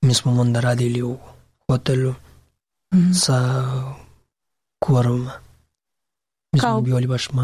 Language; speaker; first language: Serbian; non-native, learner; Pashto